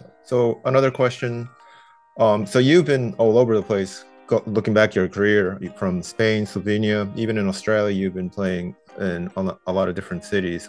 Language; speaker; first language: English; non-native, fluent; Japanese